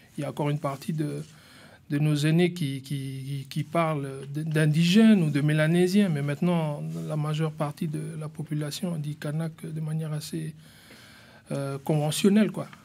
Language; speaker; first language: French; native; French